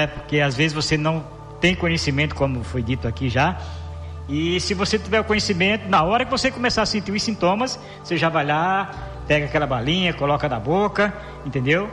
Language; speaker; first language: Portuguese; native; Portuguese